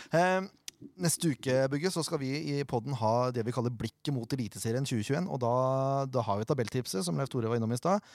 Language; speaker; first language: Norwegian; native; Norwegian